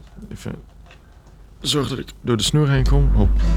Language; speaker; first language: Dutch; native; Dutch